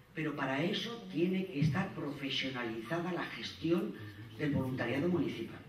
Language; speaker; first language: Spanish; native; Spanish